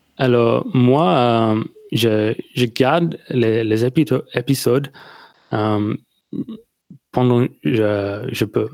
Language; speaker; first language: French; non-native, learner; English